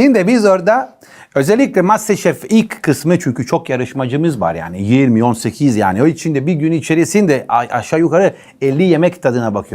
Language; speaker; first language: Turkish; non-native, fluent; Italian